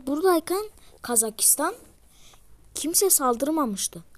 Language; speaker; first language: Turkish; early bilingual, heritage; Turkish